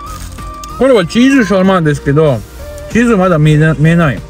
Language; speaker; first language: Japanese; non-native, learner; Russian